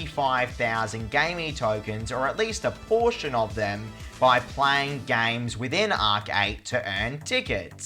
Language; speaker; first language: English; native; English